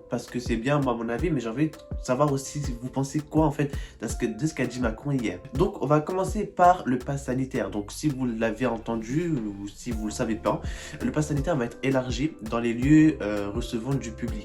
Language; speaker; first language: French; native; French